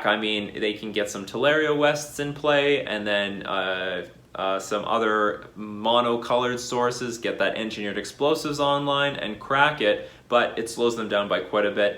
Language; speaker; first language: English; native; English